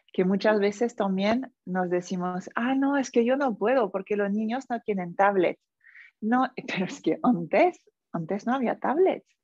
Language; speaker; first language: Spanish; non-native, fluent; French